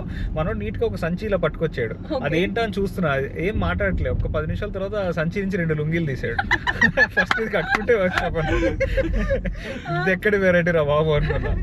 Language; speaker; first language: Telugu; native; Telugu